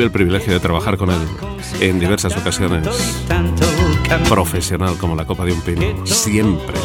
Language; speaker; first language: Spanish; native; Spanish